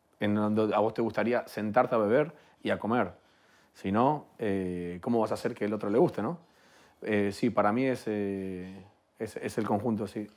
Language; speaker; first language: Spanish; native; Spanish